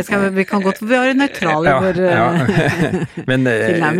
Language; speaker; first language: Norwegian; native; Norwegian